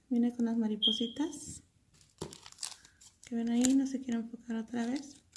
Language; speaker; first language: Spanish; early bilingual, heritage; Spanish